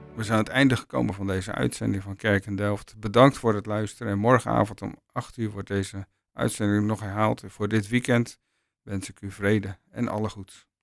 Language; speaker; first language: Dutch; native; Dutch